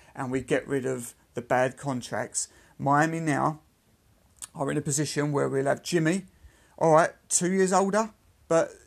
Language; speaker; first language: English; native; English